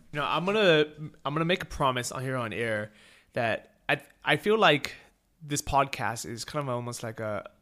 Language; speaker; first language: English; native; English